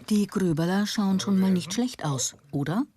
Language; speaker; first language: German; native; German